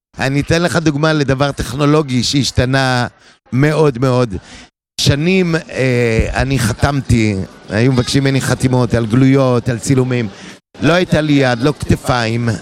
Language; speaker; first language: Hebrew; native; Hebrew